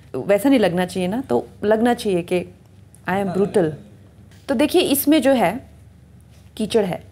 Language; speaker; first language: Hindi; native; Hindi